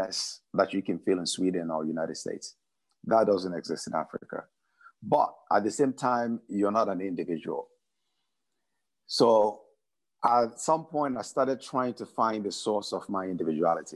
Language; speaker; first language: English; non-native, local second language; Igbo